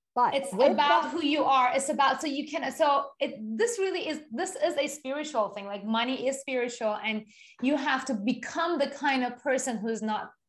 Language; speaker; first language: English; non-native, fluent; Persian